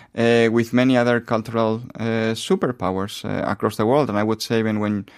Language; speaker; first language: English; non-native, fluent; Spanish